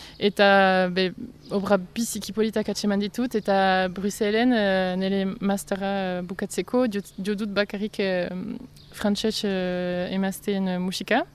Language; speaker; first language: Basque; non-native, local second language; French